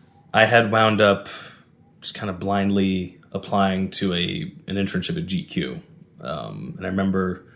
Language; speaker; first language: English; native; English